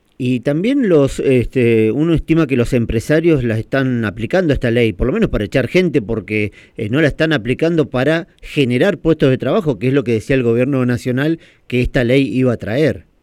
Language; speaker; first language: Spanish; native; Spanish